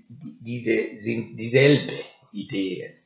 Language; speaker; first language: German; non-native, learner; Finnish